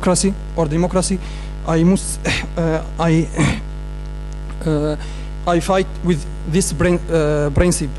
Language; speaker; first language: English; non-native, learner; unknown